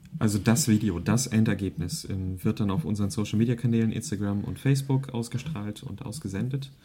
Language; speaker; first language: German; early bilingual, other home language; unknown